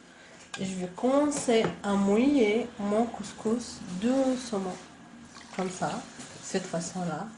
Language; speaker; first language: French; non-native, local second language; Arabic